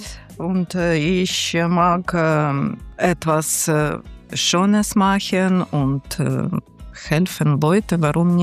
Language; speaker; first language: German; non-native, learner; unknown